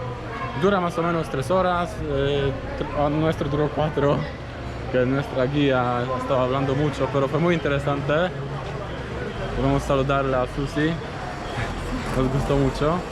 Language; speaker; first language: Spanish; non-native, fluent; Polish